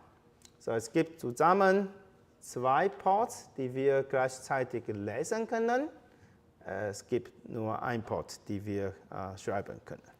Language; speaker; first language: German; non-native, fluent; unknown